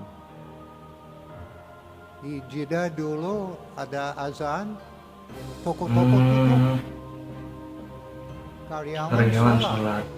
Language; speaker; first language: Indonesian; non-native, learner; English